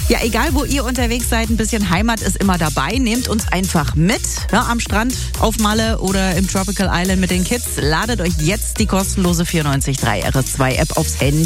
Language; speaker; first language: German; native; German